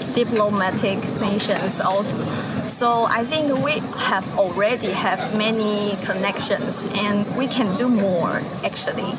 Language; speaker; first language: English; non-native, learner; Chinese